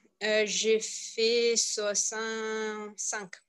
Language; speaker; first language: French; non-native, learner; Russian